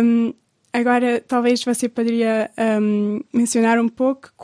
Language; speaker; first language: Portuguese; non-native, fluent; German